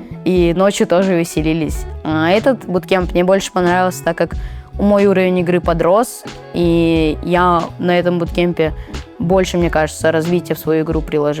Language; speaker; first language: Russian; native; Russian